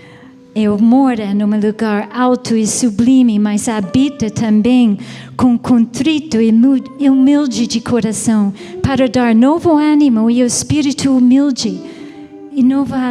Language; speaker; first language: Portuguese; non-native, fluent; English